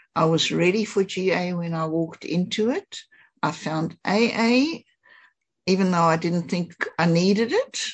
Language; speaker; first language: English; native; English